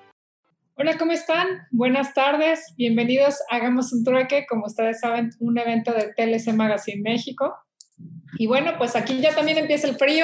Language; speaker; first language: Spanish; native; Spanish